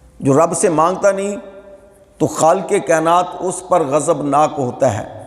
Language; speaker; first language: Urdu; non-native, local second language; Punjabi